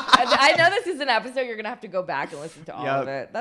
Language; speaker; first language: English; native; English